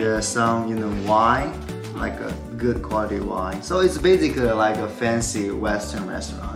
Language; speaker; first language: English; non-native, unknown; Chinese